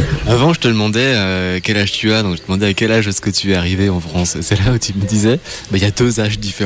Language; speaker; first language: French; native; French